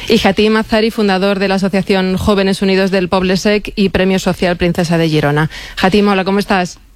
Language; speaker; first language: Spanish; native; Spanish